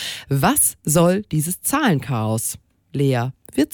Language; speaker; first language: German; native; German